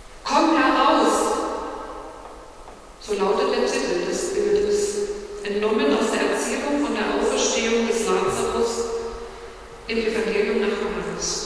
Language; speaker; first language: German; native; German